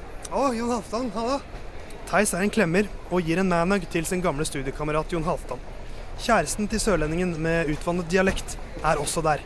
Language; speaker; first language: Norwegian; native; Norwegian